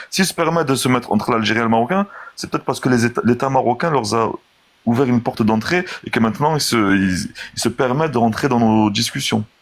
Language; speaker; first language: French; early bilingual, other home language; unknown